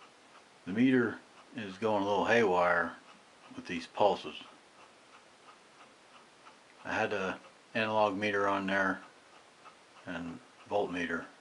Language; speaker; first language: English; native; English